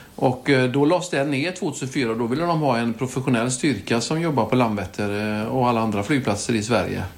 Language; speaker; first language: Swedish; native; Swedish